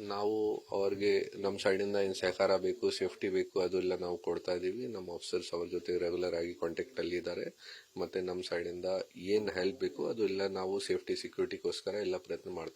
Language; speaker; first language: Kannada; non-native, fluent; Hindi